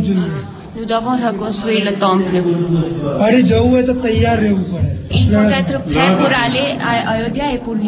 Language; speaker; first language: French; non-native, learner; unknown